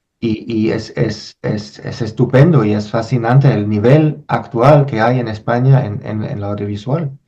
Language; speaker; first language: Spanish; non-native, fluent; German